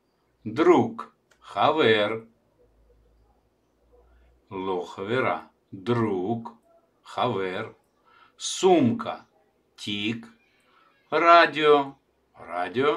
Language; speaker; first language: Hebrew; non-native, fluent; Russian